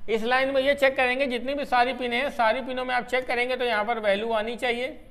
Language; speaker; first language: Hindi; native; Hindi